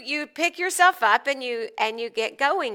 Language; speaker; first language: English; native; English